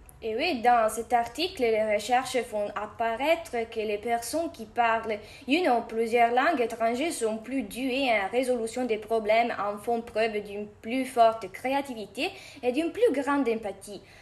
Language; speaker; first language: French; non-native, learner; Italian